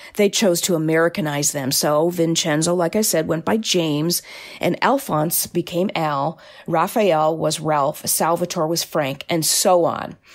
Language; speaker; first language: English; native; English